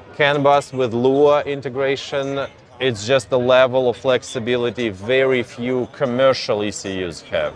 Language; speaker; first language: English; non-native, fluent; Russian